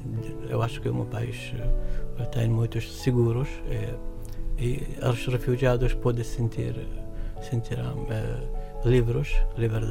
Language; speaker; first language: Portuguese; non-native, learner; Arabic